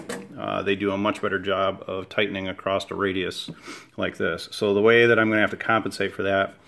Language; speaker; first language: English; native; English